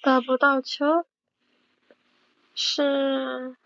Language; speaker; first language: Chinese; non-native, fluent; Indonesian